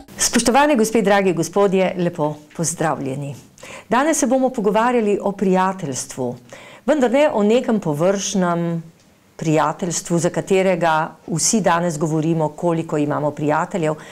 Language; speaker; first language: Slovenian; native; Slovenian